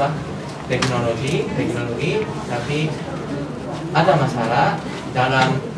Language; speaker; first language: Indonesian; non-native, fluent; Japanese